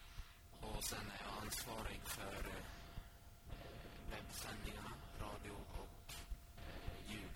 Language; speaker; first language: Swedish; early bilingual, other home language; Finnish